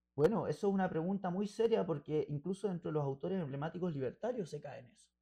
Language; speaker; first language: Spanish; native; Spanish